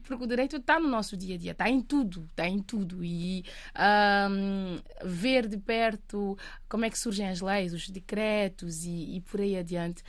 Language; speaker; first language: Portuguese; non-native, local second language; Kabuverdianu